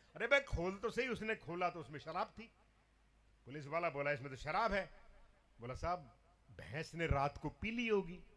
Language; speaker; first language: Hindi; non-native, local second language; Punjabi